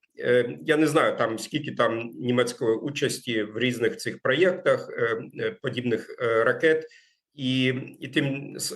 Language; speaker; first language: Ukrainian; non-native, fluent; German